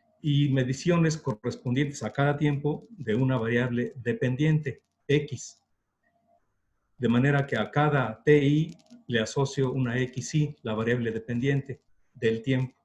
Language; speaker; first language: Spanish; native; Spanish